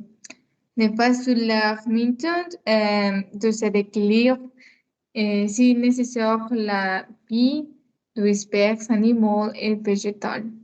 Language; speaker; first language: French; non-native, learner; Spanish